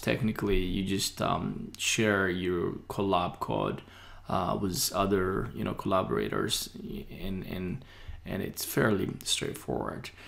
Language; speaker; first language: English; non-native, fluent; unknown